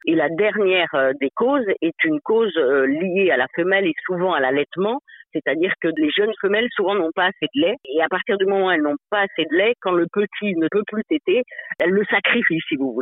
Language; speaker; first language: French; native; French